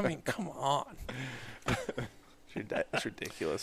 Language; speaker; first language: English; native; English